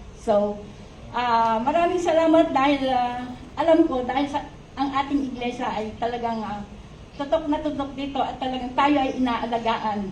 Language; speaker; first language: Filipino; native; Filipino